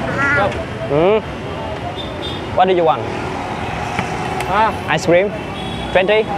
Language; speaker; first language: English; non-native, learner; Vietnamese